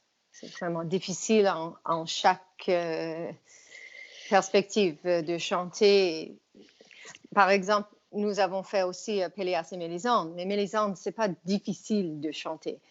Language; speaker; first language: French; non-native, fluent; English